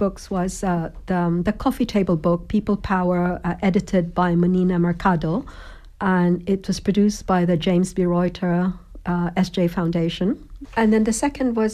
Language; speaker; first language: English; non-native, local second language; Cebuano